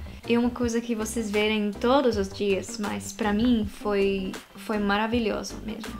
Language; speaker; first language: Portuguese; non-native, fluent; Japanese